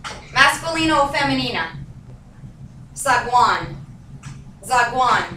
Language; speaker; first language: Spanish; non-native, fluent; English